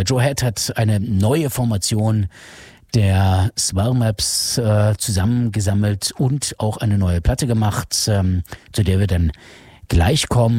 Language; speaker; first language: German; native; German